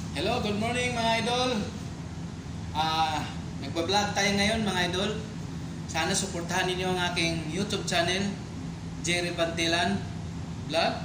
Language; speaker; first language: Filipino; non-native, local second language; Cebuano